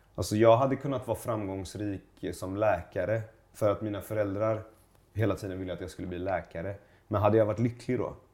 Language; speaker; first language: Swedish; early bilingual, other home language; Persian